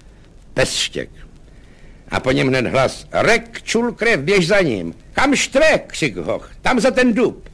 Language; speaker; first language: Czech; native; Czech